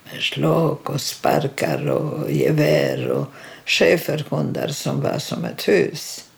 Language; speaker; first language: Swedish; non-native, fluent; Polish